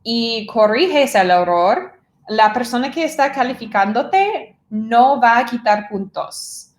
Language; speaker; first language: Spanish; non-native, fluent; English